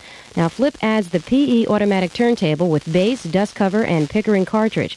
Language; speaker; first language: English; native; English